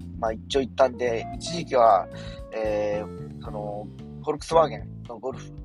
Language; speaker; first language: Japanese; native; Japanese